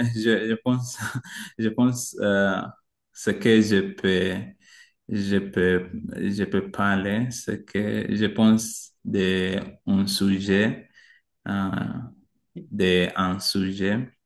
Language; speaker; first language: French; non-native, learner; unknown